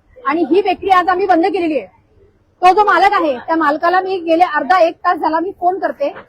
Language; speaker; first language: Marathi; native; Marathi